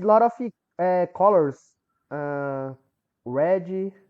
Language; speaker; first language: English; non-native, learner; Portuguese